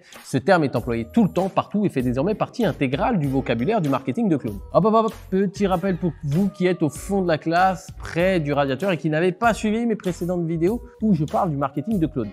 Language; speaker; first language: French; native; French